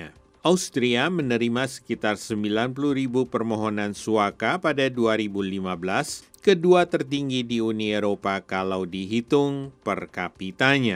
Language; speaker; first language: Indonesian; native; Indonesian